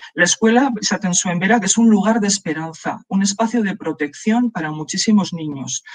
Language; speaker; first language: Spanish; non-native, local second language; Basque